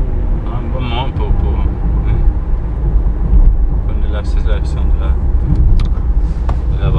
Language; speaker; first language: French; non-native, learner; Spanish